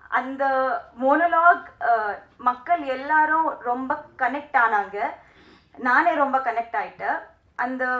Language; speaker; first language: Tamil; non-native, learner; Telugu